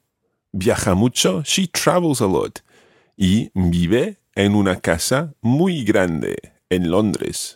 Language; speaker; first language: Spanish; non-native, fluent; English